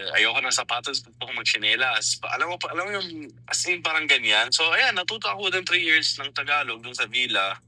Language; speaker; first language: Filipino; non-native, fluent; Arabic